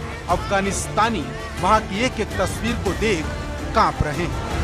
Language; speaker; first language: Hindi; native; Hindi